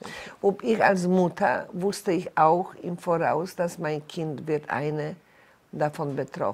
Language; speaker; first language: German; non-native, learner; Polish